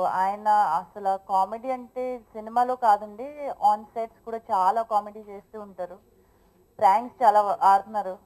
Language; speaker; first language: Telugu; non-native, local second language; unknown